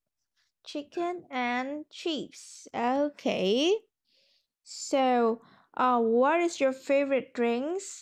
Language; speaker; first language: English; non-native, learner; Vietnamese